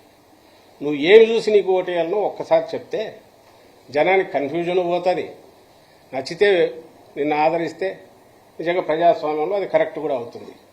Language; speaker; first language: Telugu; native; Telugu